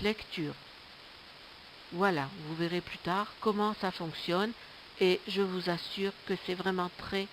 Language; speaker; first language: French; native; French